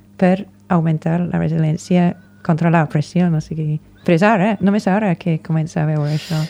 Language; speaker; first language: Catalan; non-native, fluent; English